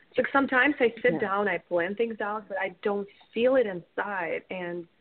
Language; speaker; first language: English; non-native, fluent; Russian